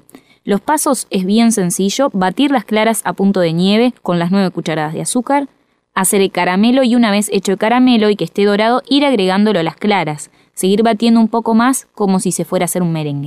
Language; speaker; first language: Spanish; native; Spanish